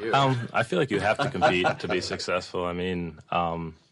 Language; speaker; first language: English; native; English